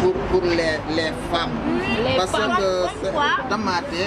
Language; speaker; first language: French; non-native, learner; Wolof